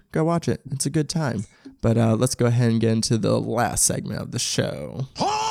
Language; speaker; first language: English; native; English